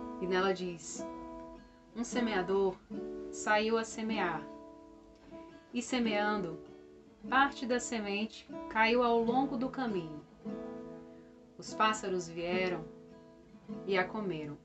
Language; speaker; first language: Portuguese; native; Portuguese